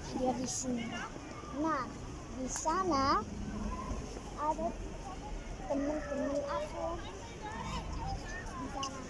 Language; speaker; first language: Indonesian; early bilingual, heritage; Indonesian